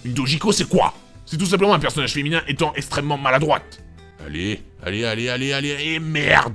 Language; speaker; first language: French; native; French